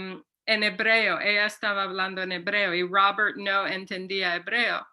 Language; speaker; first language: Spanish; non-native, fluent; English